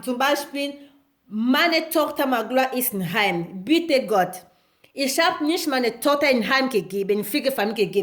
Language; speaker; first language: German; non-native, learner; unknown